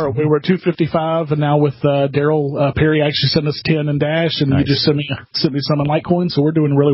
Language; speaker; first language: English; native; English